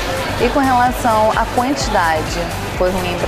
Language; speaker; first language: Portuguese; native; Portuguese